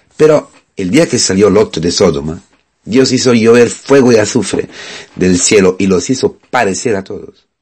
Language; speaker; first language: Spanish; non-native, fluent; Italian